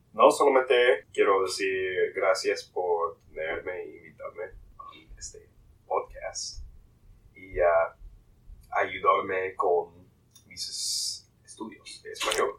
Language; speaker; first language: Spanish; non-native, learner; English